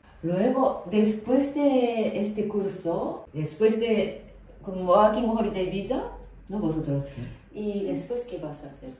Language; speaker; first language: Spanish; non-native, fluent; Japanese